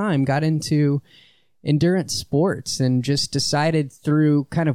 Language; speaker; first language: English; native; English